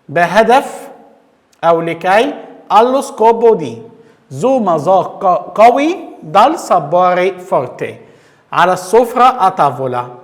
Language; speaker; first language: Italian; non-native, fluent; Arabic